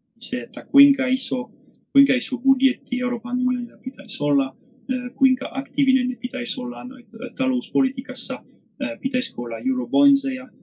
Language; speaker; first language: Finnish; non-native, fluent; French